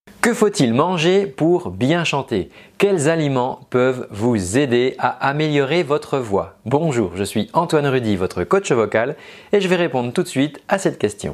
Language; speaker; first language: French; native; French